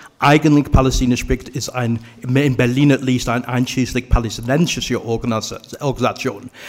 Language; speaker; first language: German; non-native, fluent; English